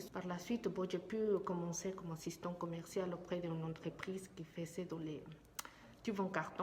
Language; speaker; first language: French; non-native, fluent; Spanish